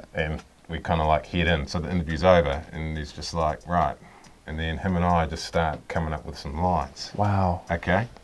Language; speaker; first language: English; native; English